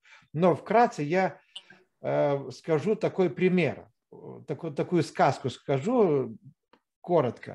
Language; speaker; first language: Russian; non-native, fluent; Lithuanian